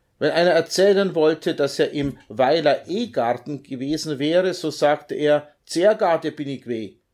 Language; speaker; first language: German; native; German